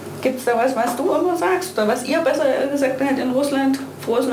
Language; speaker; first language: German; native; German